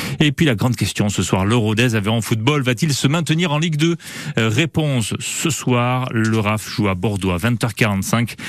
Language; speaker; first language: French; native; French